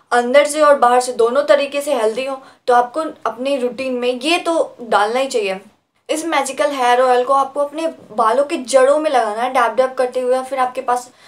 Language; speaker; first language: Hindi; native; Hindi